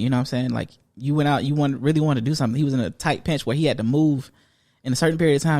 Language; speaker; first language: English; native; English